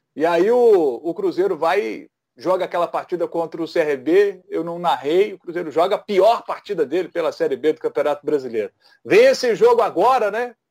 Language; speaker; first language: Portuguese; native; Portuguese